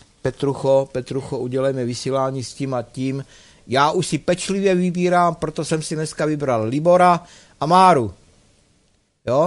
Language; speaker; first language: Czech; native; Czech